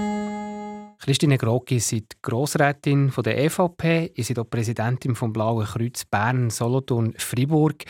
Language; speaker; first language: German; native; German